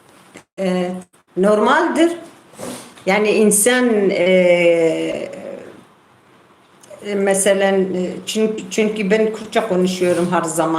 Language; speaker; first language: Turkish; non-native, local second language; Kurdish